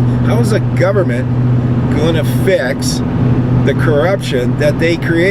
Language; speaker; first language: English; native; English